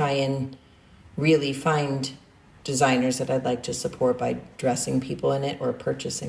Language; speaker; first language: English; native; English